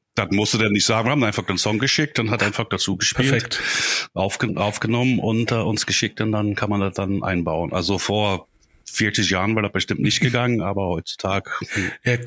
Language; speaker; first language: German; non-native, fluent; English